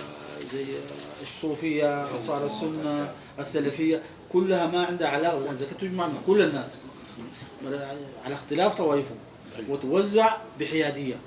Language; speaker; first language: Arabic; native; Arabic